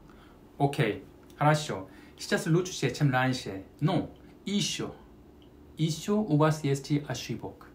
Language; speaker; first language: Russian; non-native, learner; Korean